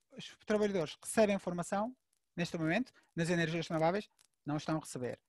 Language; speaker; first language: Portuguese; non-native, fluent; Turkish